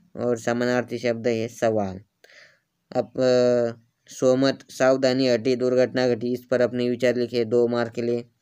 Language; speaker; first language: Hindi; non-native, local second language; Marathi